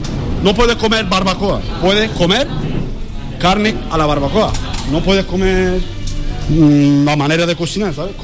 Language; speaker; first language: Spanish; non-native, learner; Turkish